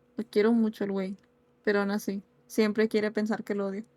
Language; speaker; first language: Spanish; early bilingual, heritage; Spanish